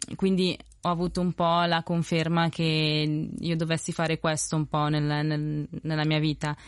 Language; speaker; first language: Italian; early bilingual, other home language; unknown